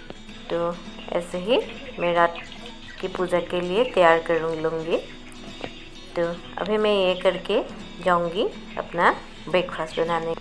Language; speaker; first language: Hindi; non-native, local second language; Assamese